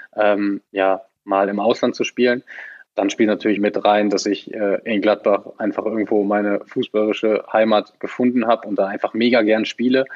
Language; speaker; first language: German; native; German